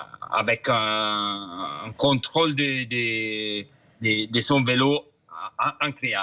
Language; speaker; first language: French; non-native, fluent; Italian